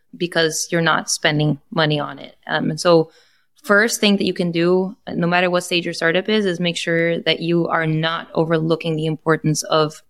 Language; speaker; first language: English; non-native, fluent; Portuguese